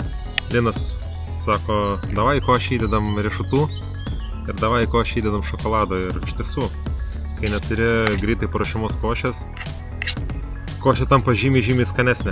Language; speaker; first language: Lithuanian; native; Lithuanian